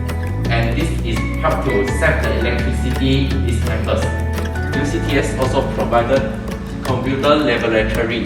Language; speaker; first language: English; non-native, local second language; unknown